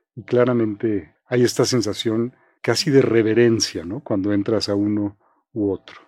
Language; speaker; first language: Spanish; native; Spanish